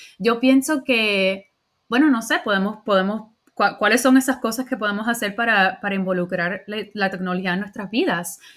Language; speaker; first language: Spanish; early bilingual, heritage; Spanish